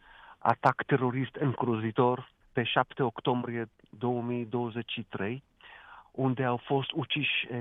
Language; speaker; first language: Romanian; non-native, fluent; Hebrew